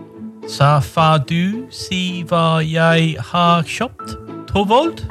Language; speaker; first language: Norwegian; non-native, learner; English